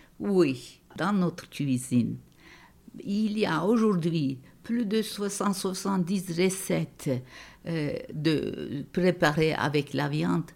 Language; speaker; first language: French; non-native, fluent; Turkish